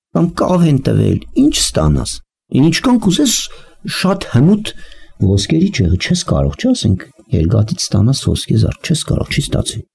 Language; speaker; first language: Armenian; native; Armenian